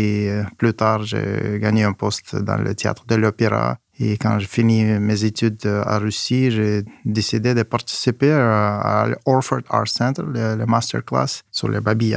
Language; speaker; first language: French; non-native, fluent; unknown